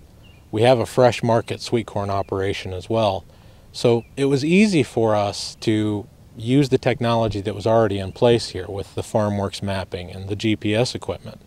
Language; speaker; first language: English; native; English